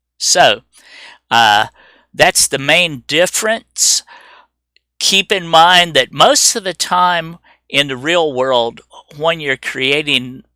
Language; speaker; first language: English; native; English